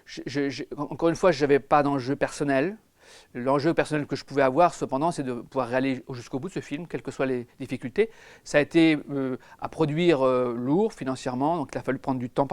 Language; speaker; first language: French; native; French